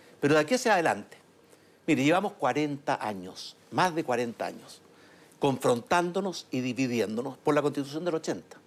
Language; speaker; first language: Spanish; native; Spanish